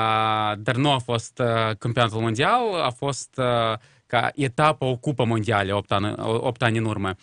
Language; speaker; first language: Romanian; non-native, local second language; Russian